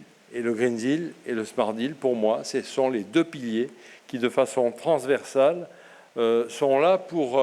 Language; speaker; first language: French; native; French